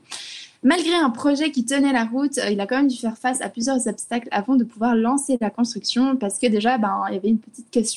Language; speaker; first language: French; native; French